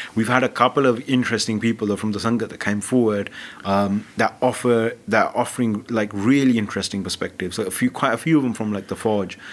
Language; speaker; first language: English; early bilingual, other home language; Punjabi